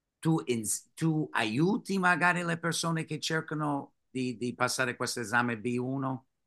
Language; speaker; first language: Italian; non-native, fluent; English